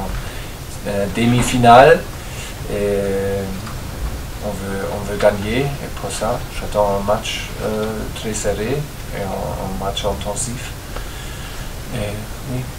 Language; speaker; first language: French; non-native, fluent; German